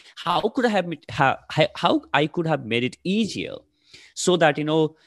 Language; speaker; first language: English; non-native, local second language; Nepali